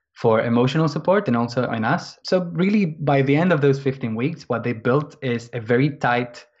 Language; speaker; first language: English; non-native, fluent; Spanish